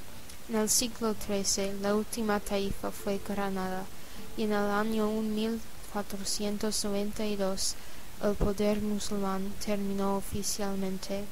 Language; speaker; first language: Spanish; non-native, learner; English